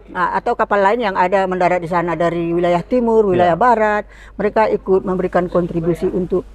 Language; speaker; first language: Indonesian; native; Indonesian